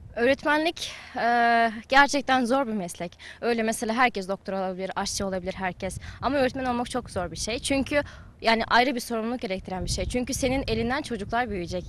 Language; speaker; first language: Turkish; non-native, fluent; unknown